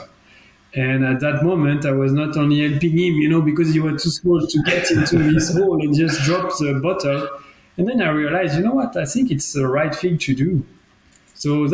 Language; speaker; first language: English; non-native, fluent; French